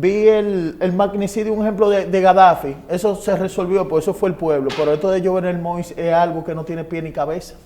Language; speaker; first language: Spanish; native; Spanish